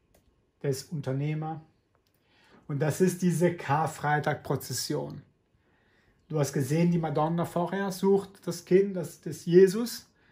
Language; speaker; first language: German; non-native, fluent; Italian